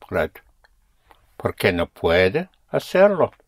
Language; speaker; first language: Spanish; non-native, fluent; English